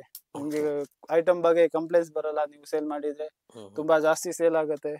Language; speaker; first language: Kannada; non-native, local second language; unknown